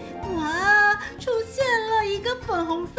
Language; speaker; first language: Chinese; native; Chinese